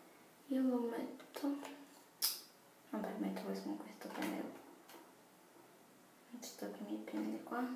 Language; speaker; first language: Italian; non-native, fluent; Portuguese